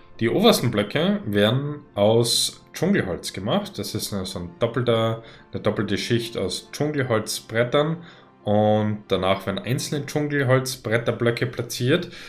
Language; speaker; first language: German; native; German